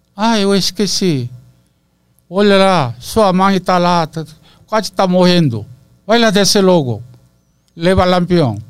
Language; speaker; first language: Portuguese; non-native, learner; Korean